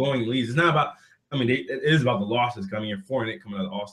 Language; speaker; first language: English; native; English